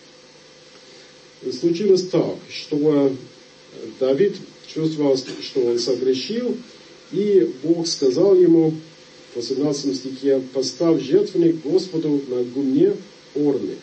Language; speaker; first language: Russian; non-native, fluent; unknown